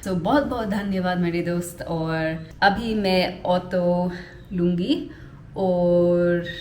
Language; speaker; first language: Hindi; non-native, learner; English